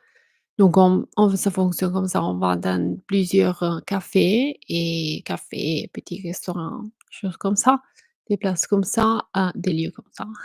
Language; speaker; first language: French; non-native, fluent; Italian